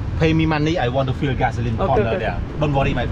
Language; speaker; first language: English; non-native, learner; Khmer